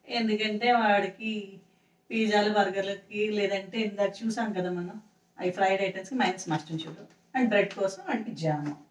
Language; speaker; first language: Telugu; native; Telugu